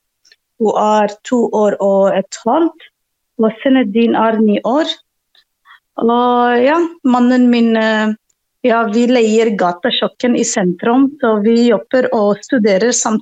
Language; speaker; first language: Norwegian; non-native, learner; Arabic